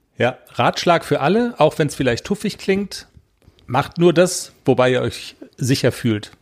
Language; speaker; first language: German; native; German